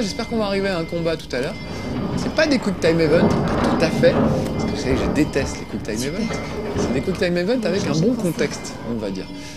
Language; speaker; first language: French; native; French